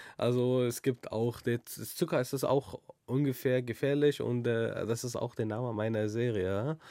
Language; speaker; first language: German; non-native, learner; Arabic